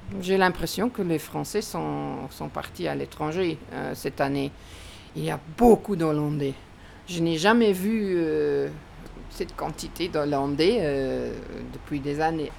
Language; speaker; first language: French; non-native, fluent; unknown